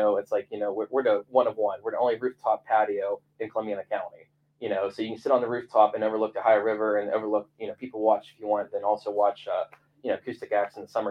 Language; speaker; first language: English; native; English